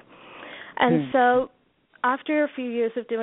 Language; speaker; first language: English; native; English